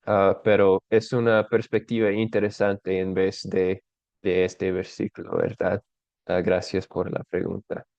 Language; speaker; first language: Spanish; non-native, fluent; English